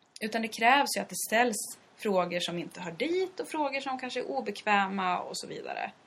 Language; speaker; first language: Swedish; native; Swedish